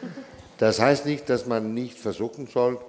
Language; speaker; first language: German; non-native, fluent; Danish